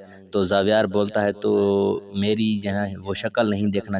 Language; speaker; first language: Urdu; native; Urdu